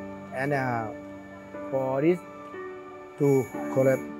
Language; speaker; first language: English; non-native, learner; Thai